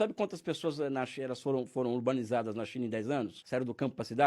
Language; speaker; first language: Portuguese; native; Portuguese